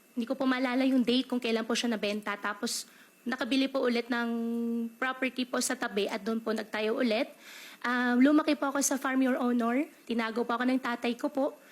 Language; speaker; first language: Filipino; native; Filipino